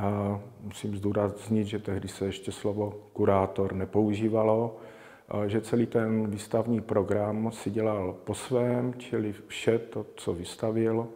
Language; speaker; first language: Czech; native; Czech